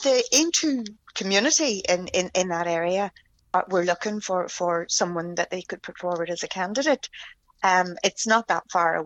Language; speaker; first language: English; native; English